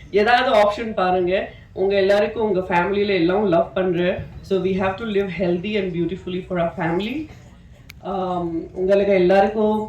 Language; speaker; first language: Tamil; non-native, fluent; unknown